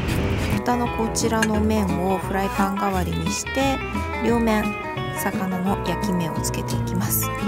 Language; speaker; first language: Japanese; native; Japanese